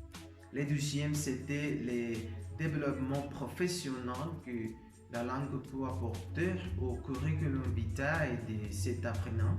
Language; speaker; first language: French; non-native, learner; Spanish